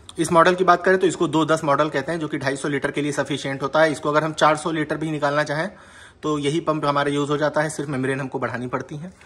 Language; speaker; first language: Hindi; native; Hindi